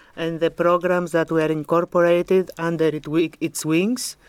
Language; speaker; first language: English; non-native, fluent; Greek